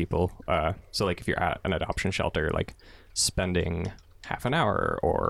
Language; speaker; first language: English; native; English